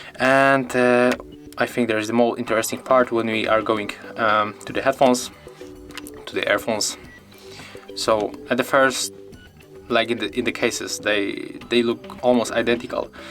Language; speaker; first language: English; non-native, fluent; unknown